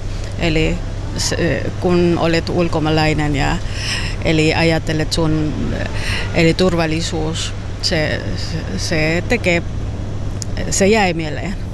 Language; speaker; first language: Finnish; non-native, learner; Spanish